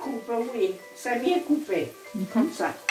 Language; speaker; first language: French; non-native, learner; Italian